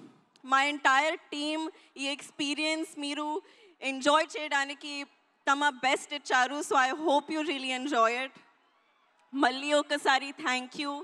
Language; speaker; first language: Telugu; non-native, learner; Hindi